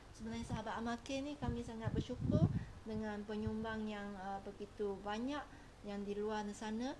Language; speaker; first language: Malay; non-native, local second language; Chinese